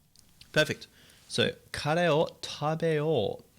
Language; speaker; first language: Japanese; non-native, fluent; English